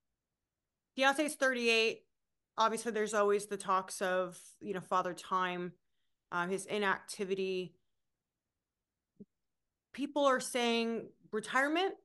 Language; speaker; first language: English; native; English